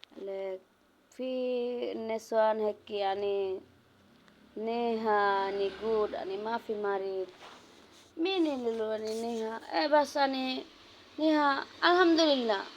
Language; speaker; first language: Arabic; non-native, learner; Bangla